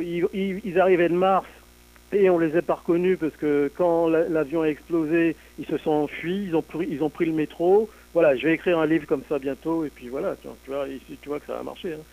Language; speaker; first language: French; native; French